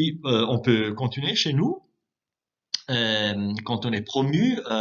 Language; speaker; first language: French; non-native, local second language; German